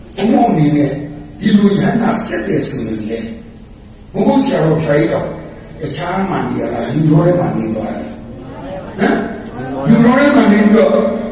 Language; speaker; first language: Burmese; native; Burmese